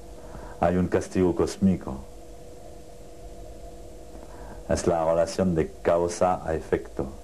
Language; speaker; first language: Spanish; non-native, learner; French